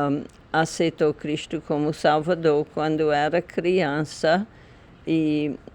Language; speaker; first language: Portuguese; non-native, fluent; English